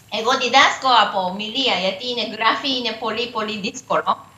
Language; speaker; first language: Greek; non-native, learner; Japanese